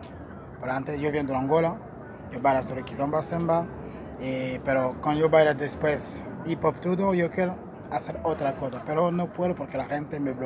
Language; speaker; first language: Spanish; non-native, learner; Portuguese